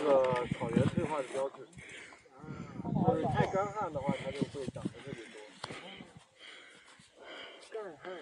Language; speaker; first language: Chinese; native; Chinese